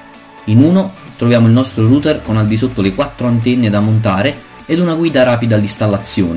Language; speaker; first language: Italian; native; Italian